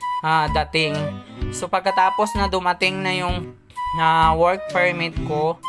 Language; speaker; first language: Filipino; native; Filipino